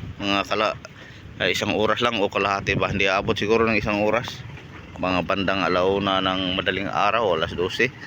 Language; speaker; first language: Filipino; non-native, local second language; Cebuano